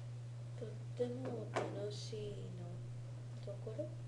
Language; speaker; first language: Japanese; non-native, learner; English